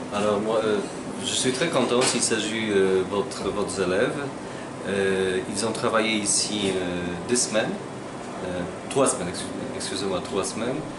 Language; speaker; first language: French; non-native, fluent; Polish